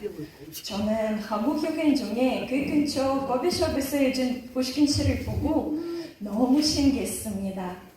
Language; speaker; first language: Korean; non-native, learner; Russian